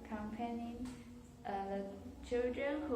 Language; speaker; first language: English; non-native, learner; Chinese